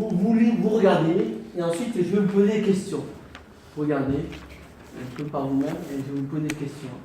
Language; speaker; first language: French; non-native, fluent; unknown